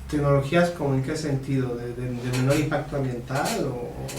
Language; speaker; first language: Spanish; native; Spanish